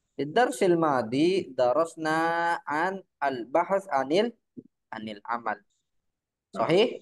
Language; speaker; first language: Arabic; non-native, fluent; Indonesian